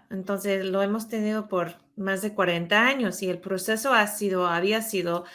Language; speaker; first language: Spanish; non-native, fluent; English